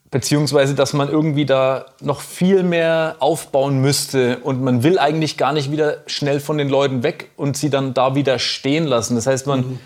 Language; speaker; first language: German; native; German